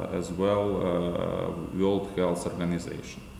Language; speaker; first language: English; non-native, fluent; Russian